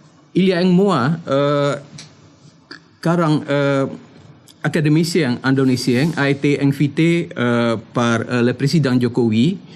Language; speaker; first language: French; non-native, fluent; Indonesian